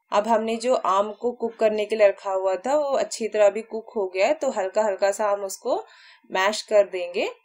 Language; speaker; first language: Hindi; non-native, local second language; Malayalam